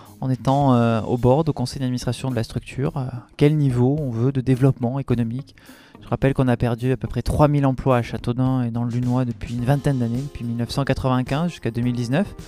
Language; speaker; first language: French; native; French